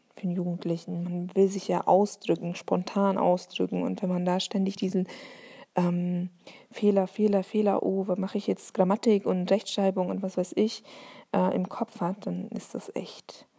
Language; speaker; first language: German; non-native, local second language; Turkish